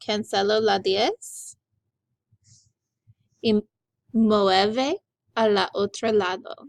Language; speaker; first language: Spanish; non-native, learner; English